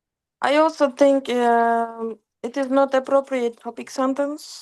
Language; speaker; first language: English; non-native, fluent; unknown